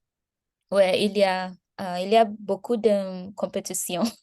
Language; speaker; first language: French; non-native, learner; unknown